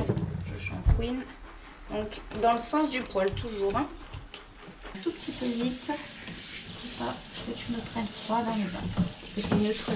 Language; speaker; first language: French; native; French